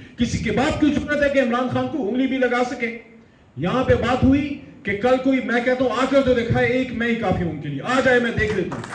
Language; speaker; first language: Urdu; non-native, local second language; Pashto